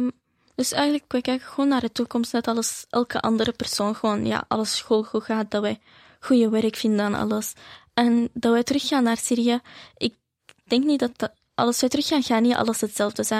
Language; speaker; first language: Dutch; early bilingual, other home language; Arabic